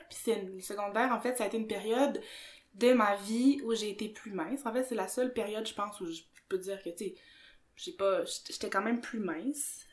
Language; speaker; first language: French; native; French